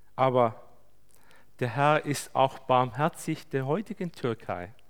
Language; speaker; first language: German; non-native, fluent; Turkish